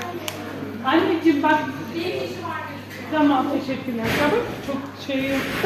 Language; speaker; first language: Turkish; non-native, learner; Arabic